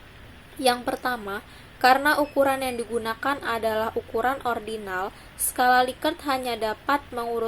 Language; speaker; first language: Indonesian; native; Indonesian